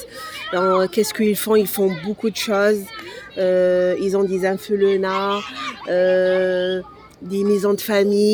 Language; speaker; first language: French; non-native, local second language; Arabic